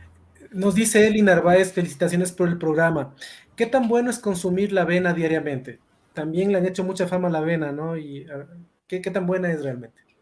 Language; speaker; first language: Spanish; native; Spanish